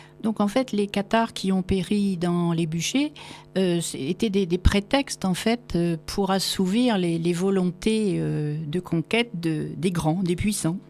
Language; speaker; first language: French; native; French